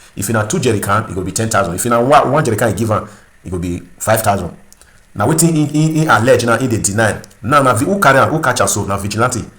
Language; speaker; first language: Nigerian Pidgin; native; Nigerian Pidgin